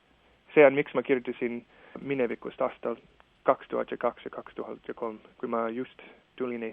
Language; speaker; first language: Estonian; non-native, fluent; English